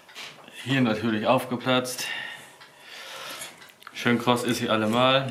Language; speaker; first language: German; native; German